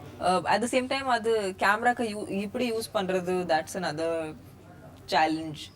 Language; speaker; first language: Tamil; non-native, fluent; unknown